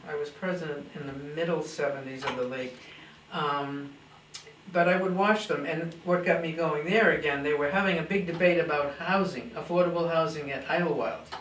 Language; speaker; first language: English; native; English